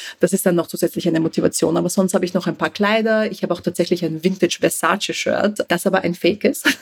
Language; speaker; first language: German; early bilingual, other home language; Russian